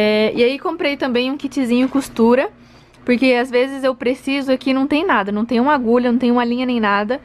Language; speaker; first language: Portuguese; native; Portuguese